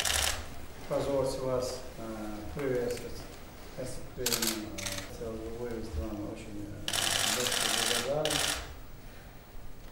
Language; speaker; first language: Russian; non-native, fluent; Turkmen